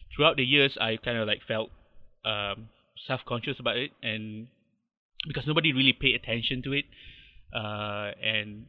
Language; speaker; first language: English; non-native, local second language; Malay